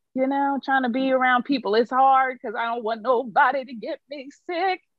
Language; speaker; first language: English; native; English